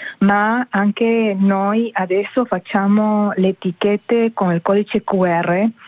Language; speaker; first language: Italian; non-native, fluent; Spanish